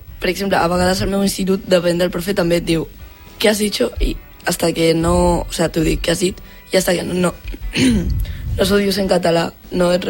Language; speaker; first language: Catalan; non-native, local second language; Spanish